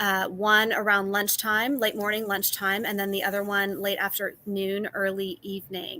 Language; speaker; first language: English; native; English